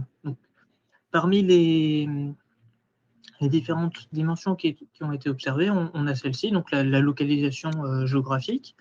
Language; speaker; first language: French; native; French